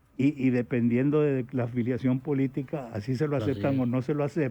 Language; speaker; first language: Spanish; native; Spanish